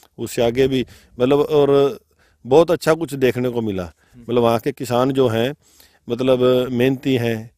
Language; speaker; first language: Hindi; non-native, local second language; Punjabi